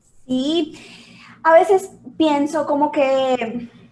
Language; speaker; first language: Spanish; non-native, fluent; Portuguese